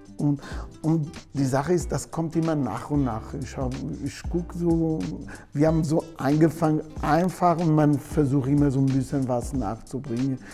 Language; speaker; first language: German; non-native, learner; Portuguese